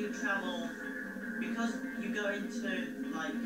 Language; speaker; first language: English; native; English